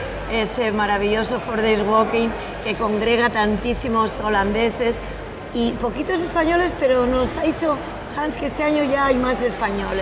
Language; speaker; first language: Spanish; native; Spanish